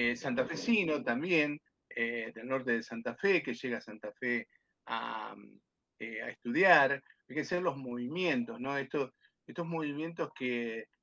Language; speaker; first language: Spanish; native; Spanish